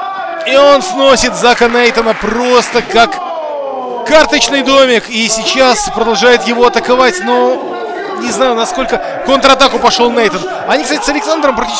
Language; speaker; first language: Russian; native; Russian